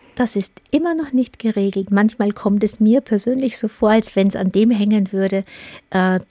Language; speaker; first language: German; native; German